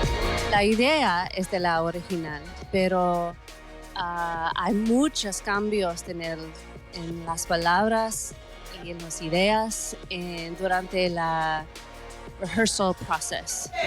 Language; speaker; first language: Spanish; early bilingual, heritage; Spanish